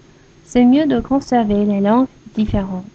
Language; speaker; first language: French; non-native, learner; English